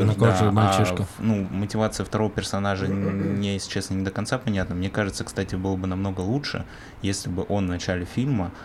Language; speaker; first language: Russian; native; Russian